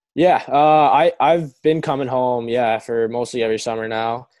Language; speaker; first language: English; native; English